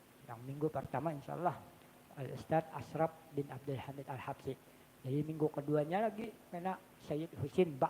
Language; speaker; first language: Indonesian; non-native, local second language; Banjar